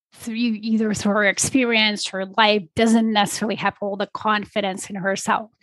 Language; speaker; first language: English; non-native, fluent; Polish